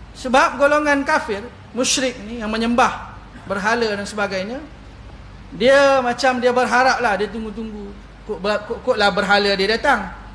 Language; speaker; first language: Malay; native; Malay